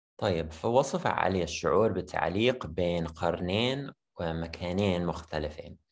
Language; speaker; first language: Arabic; non-native, fluent; English